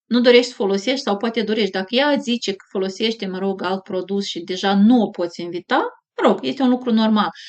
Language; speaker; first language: Romanian; native; Romanian